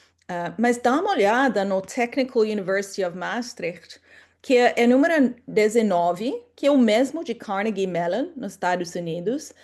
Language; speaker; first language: Portuguese; non-native, fluent; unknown